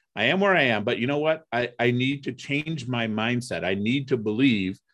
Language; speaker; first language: English; native; English